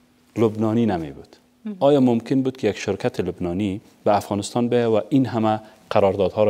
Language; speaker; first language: Persian; native; Persian